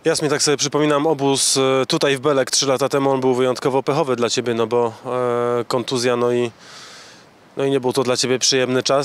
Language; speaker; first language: Polish; native; Polish